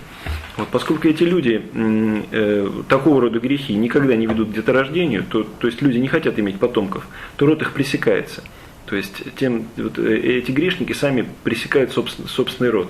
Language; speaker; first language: Russian; native; Russian